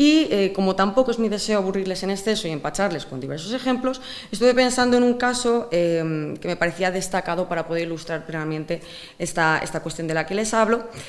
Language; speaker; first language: Spanish; native; Spanish